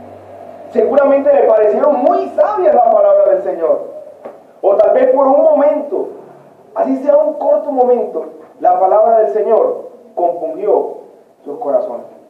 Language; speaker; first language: Spanish; native; Spanish